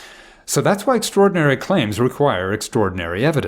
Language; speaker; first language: English; native; English